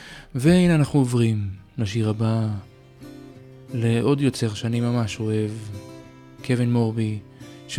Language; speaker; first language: Hebrew; native; Hebrew